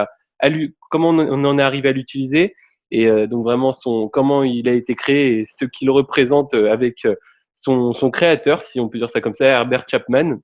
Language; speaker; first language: French; native; French